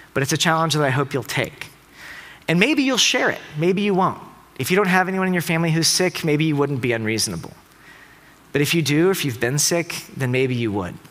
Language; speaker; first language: English; native; English